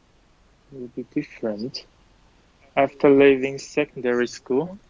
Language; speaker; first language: English; non-native, learner; Chinese